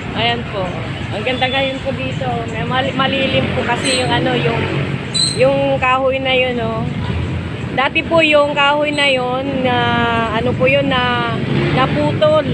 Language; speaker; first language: Filipino; native; Filipino